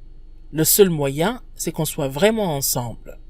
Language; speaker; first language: French; non-native, fluent; English